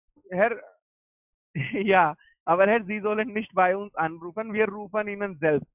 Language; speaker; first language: German; non-native, learner; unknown